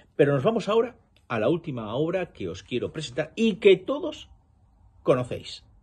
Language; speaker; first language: Spanish; native; Spanish